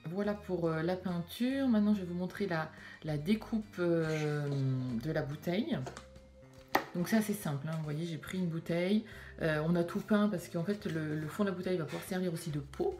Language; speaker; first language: French; native; French